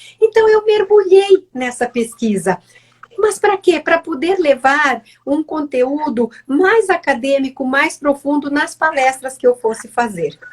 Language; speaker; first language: Portuguese; native; Portuguese